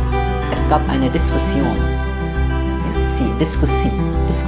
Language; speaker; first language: German; non-native, fluent; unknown